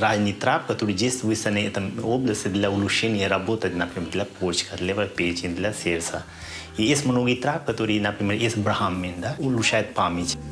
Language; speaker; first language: Russian; non-native, fluent; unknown